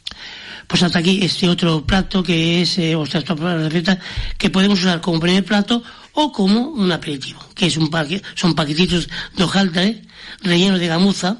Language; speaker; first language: Spanish; native; Spanish